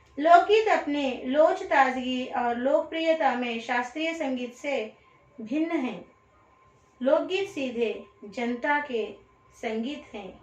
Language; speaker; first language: Hindi; non-native, local second language; Telugu